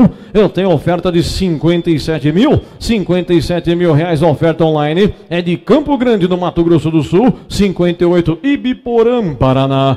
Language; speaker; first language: Portuguese; native; Portuguese